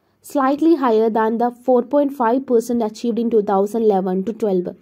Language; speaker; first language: English; non-native, local second language; Malayalam